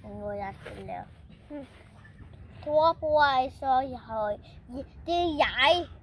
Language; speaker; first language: Danish; early bilingual, other home language; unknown